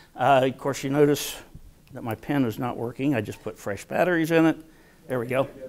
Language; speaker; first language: English; native; English